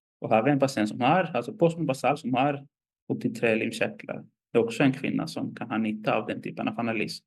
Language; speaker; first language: Swedish; non-native, fluent; Greek